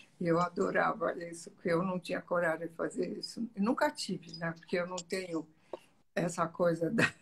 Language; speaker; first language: Portuguese; early bilingual, other home language; Italian